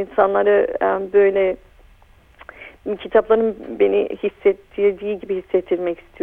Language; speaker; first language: Turkish; early bilingual, heritage; Turkish